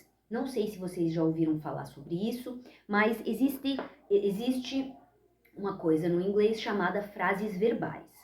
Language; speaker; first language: Portuguese; early bilingual, heritage; Portuguese